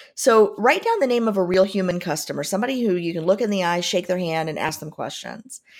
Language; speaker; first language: English; native; English